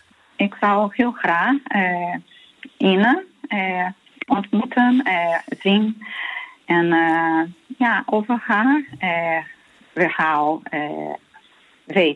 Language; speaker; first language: Dutch; non-native, learner; Portuguese